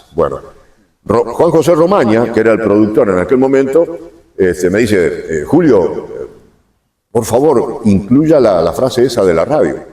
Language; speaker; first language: Spanish; native; Spanish